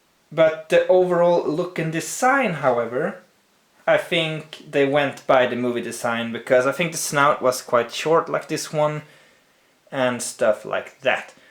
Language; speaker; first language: English; non-native, fluent; Swedish